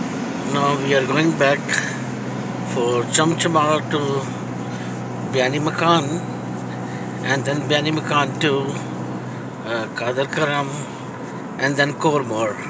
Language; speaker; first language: English; non-native, fluent; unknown